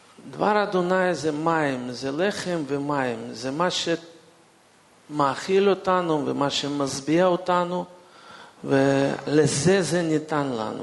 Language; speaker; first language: Hebrew; non-native, fluent; Russian